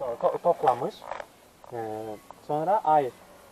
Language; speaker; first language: Turkish; non-native, local second language; Kyrgyz